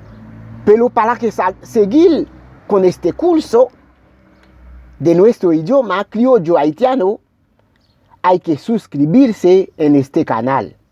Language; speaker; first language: Spanish; non-native, learner; Haitian Creole